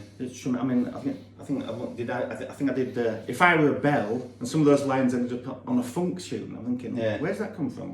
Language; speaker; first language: English; native; English